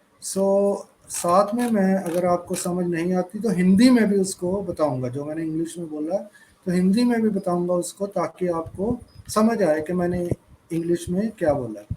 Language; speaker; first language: Hindi; native; Hindi